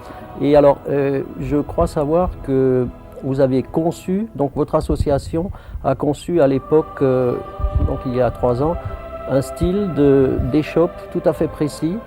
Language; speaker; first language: French; native; French